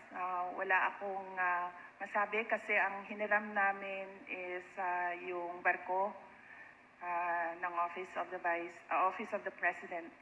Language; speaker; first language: Filipino; non-native, local second language; Cebuano